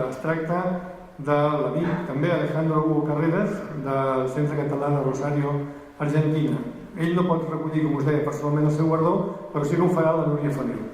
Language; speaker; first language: Catalan; native; Catalan